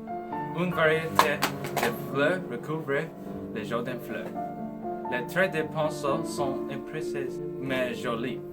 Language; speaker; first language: French; non-native, learner; English